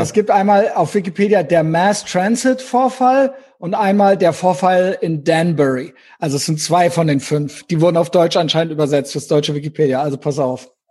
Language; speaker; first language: German; native; German